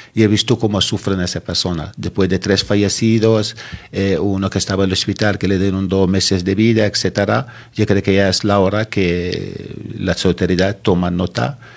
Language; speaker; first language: Spanish; non-native, fluent; Arabic